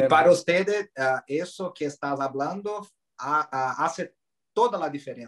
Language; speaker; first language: Spanish; non-native, learner; Portuguese